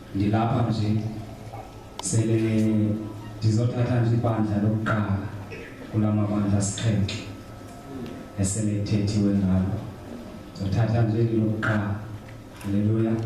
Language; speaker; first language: Zulu; non-native, local second language; Xhosa